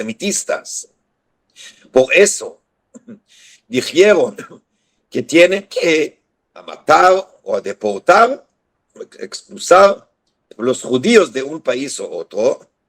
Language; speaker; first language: Spanish; non-native, fluent; Hebrew